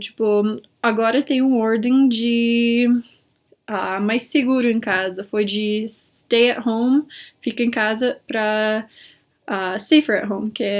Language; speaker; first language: Portuguese; early bilingual, heritage; Portuguese